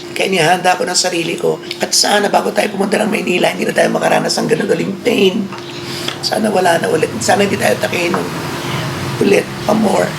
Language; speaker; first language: Filipino; native; Filipino